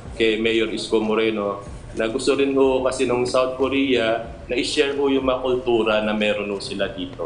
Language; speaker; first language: Filipino; native; Filipino